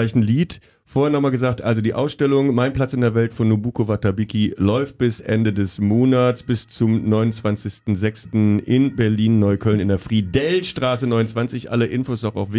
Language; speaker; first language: German; native; German